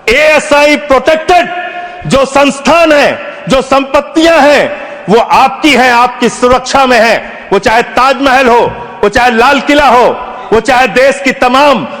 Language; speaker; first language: Hindi; native; Hindi